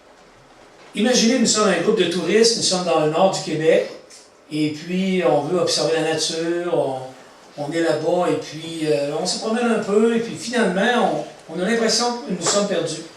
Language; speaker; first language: French; native; French